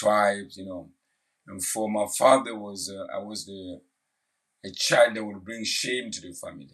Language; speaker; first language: English; non-native, fluent; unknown